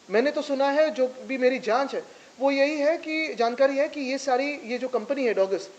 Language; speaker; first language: Hindi; non-native, local second language; Marathi